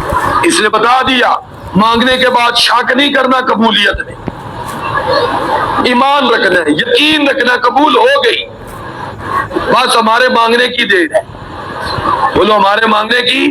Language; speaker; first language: Urdu; native; Urdu